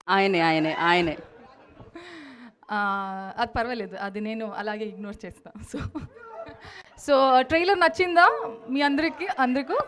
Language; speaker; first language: Telugu; non-native, learner; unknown